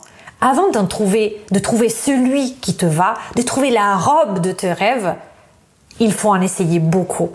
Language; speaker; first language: French; non-native, fluent; Italian